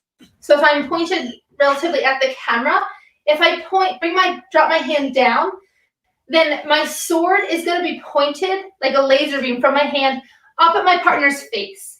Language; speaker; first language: English; native; English